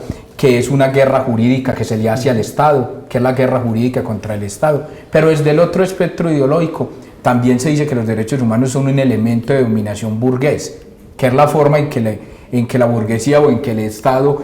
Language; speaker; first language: Spanish; native; Spanish